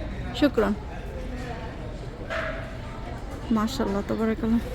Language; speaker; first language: Arabic; non-native, learner; Bangla